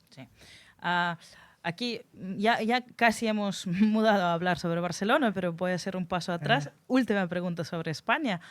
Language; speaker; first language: Spanish; non-native, fluent; Russian